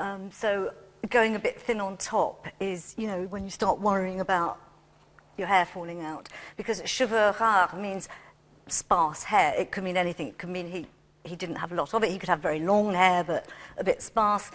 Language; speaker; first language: English; native; English